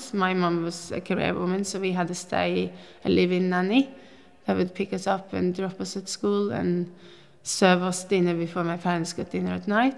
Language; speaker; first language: English; non-native, fluent; Norwegian